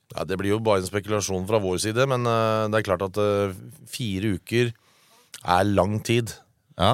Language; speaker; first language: Norwegian; native; Norwegian